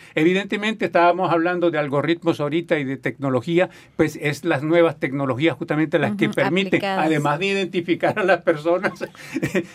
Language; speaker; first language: Spanish; native; Spanish